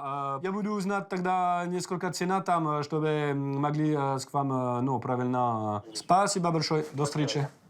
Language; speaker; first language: Russian; non-native, learner; French